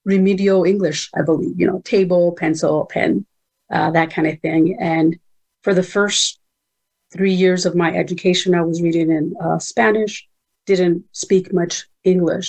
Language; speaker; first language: English; early bilingual, other home language; Spanish